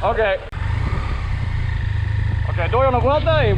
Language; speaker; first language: Spanish; non-native, learner; English